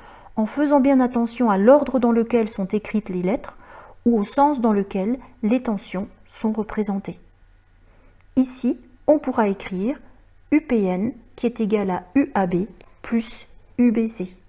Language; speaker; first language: French; native; French